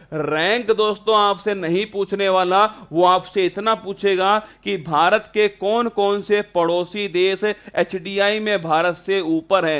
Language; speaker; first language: Hindi; native; Hindi